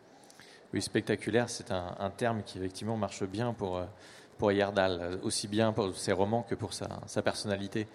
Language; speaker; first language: French; native; French